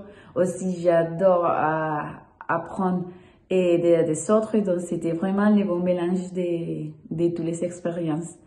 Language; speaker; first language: French; non-native, fluent; Spanish